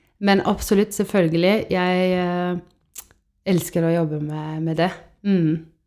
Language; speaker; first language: Norwegian; non-native, fluent; Estonian